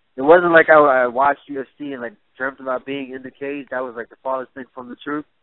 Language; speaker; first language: English; native; English